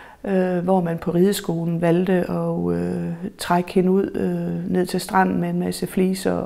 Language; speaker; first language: Danish; native; Danish